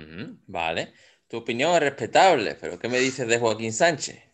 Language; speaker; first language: Spanish; native; Spanish